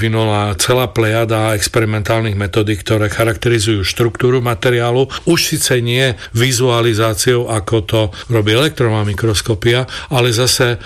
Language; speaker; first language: Slovak; native; Slovak